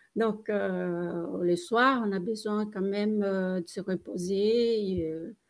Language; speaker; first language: French; non-native, fluent; Portuguese